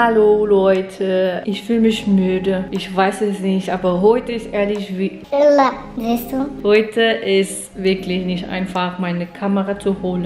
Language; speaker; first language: German; non-native, fluent; Portuguese